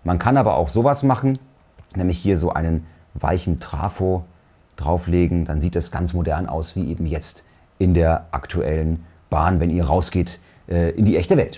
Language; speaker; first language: German; native; German